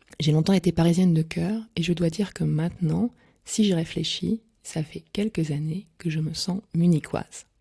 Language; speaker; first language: French; native; French